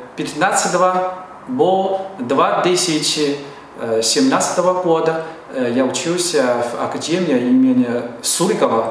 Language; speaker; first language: Russian; non-native, learner; Chinese